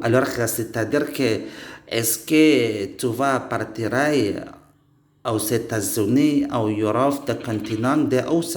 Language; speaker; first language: French; non-native, learner; Indonesian